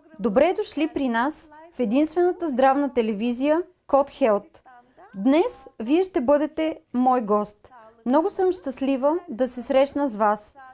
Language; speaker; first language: Bulgarian; native; Bulgarian